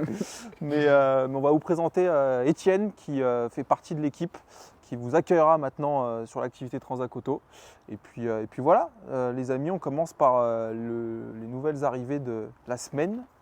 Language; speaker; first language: French; native; French